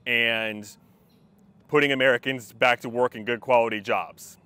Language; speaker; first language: English; native; English